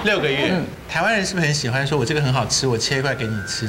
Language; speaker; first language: Chinese; native; Chinese